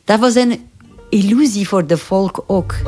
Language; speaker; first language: Dutch; non-native, fluent; Persian